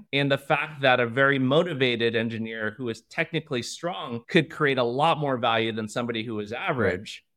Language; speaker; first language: English; early bilingual, other home language; Chinese